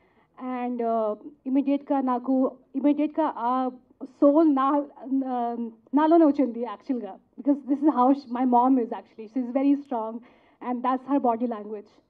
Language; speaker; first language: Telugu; non-native, local second language; Hindi